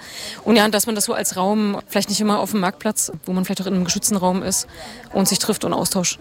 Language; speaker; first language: German; native; German